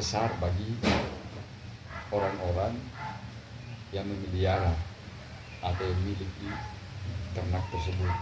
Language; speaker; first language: Indonesian; non-native, local second language; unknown